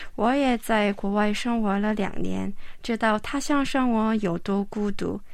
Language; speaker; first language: Chinese; non-native, fluent; Korean